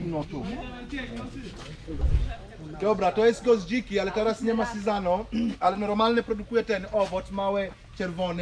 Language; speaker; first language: Polish; non-native, learner; Swahili